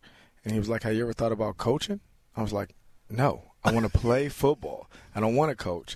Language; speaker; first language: English; native; English